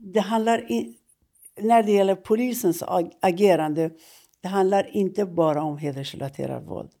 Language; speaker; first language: Swedish; non-native, fluent; Persian